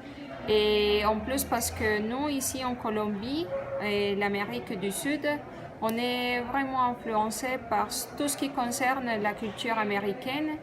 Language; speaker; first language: French; non-native, fluent; Spanish